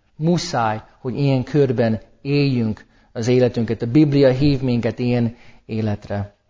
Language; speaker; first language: Hungarian; non-native, fluent; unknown